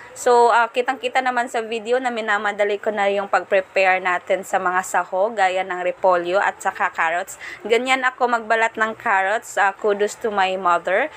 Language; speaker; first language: Filipino; non-native, local second language; Cebuano